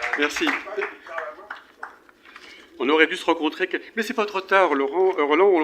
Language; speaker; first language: French; native; French